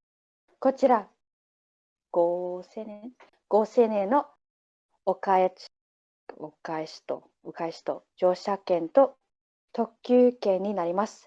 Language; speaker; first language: Japanese; non-native, learner; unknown